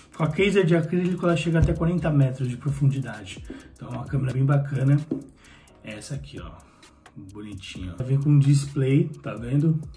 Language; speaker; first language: Portuguese; native; Portuguese